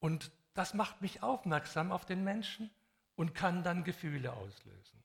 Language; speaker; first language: German; native; German